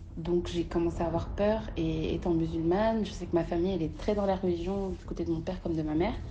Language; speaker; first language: French; early bilingual, other home language; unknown